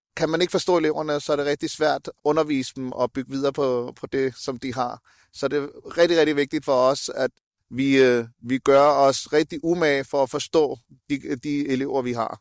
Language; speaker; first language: Danish; early bilingual, other home language; Urdu